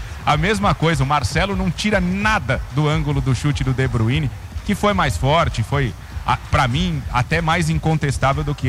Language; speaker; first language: Portuguese; native; Portuguese